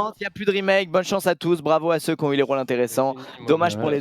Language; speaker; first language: French; native; French